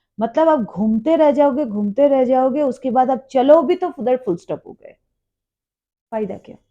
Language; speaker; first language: Hindi; non-native, local second language; Bangla